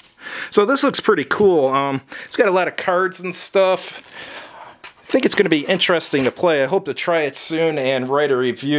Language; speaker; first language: English; native; English